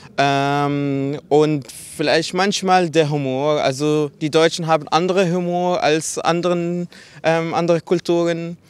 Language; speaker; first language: German; non-native, fluent; Arabic